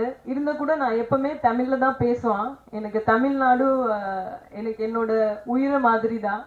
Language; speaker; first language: Tamil; non-native, fluent; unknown